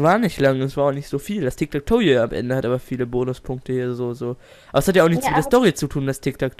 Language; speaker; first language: German; native; German